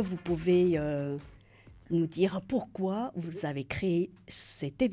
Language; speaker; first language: French; native; French